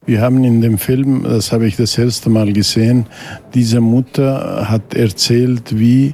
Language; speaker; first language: German; non-native, fluent; Kurdish